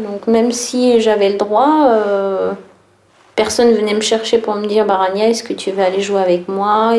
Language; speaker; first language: French; early bilingual, other home language; Tachelhit